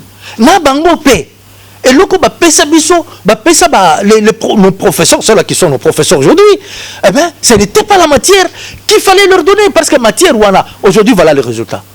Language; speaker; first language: French; non-native, local second language; Lingala